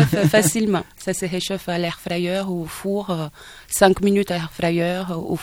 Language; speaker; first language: French; non-native, fluent; Portuguese